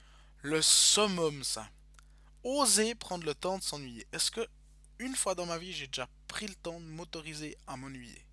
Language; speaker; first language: French; native; French